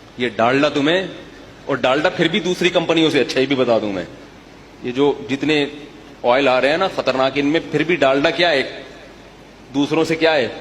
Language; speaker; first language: Urdu; native; Urdu